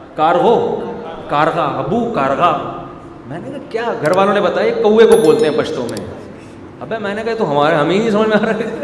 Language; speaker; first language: Urdu; native; Urdu